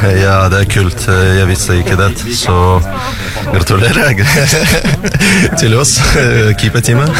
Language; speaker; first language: Norwegian; non-native, learner; Russian